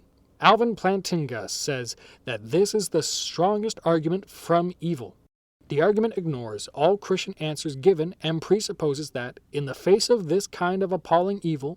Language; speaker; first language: English; native; English